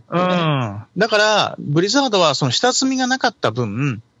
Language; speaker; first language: Japanese; native; Japanese